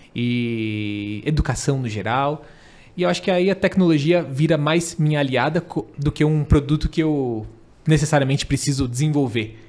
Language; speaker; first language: Portuguese; native; Portuguese